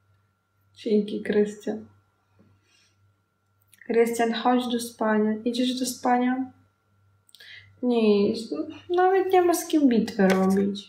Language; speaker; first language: Polish; non-native, learner; Ukrainian